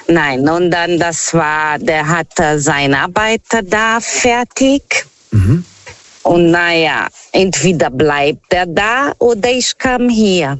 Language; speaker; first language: German; non-native, fluent; Portuguese